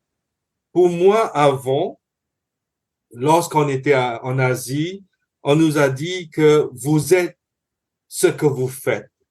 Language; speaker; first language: French; non-native, fluent; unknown